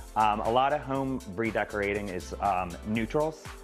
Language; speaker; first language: English; native; English